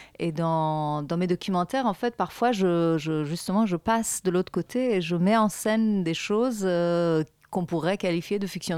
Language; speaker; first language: French; non-native, fluent; Persian